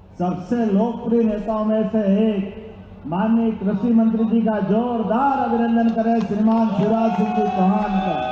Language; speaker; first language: Hindi; native; Hindi